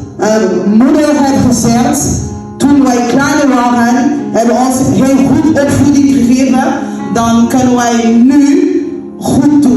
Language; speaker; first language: Dutch; non-native, learner; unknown